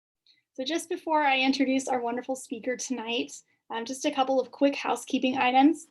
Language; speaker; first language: English; native; English